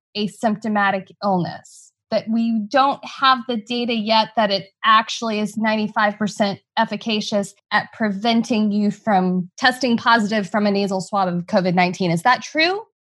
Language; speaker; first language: English; native; English